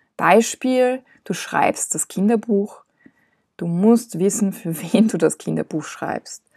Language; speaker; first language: German; non-native, fluent; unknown